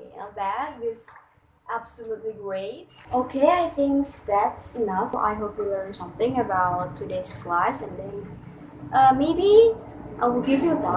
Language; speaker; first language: English; non-native, fluent; Indonesian